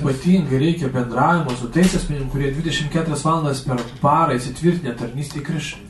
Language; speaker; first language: Lithuanian; native; Lithuanian